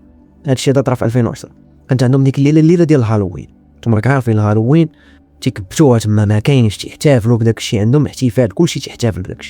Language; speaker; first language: Arabic; native; Arabic